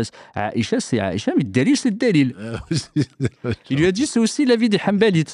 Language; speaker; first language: French; native; French